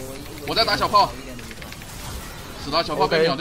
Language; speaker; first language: Chinese; native; Chinese